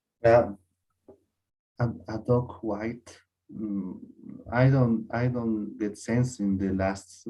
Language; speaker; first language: English; non-native, learner; Spanish